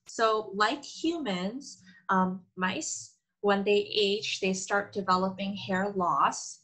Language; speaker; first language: English; non-native, fluent; Korean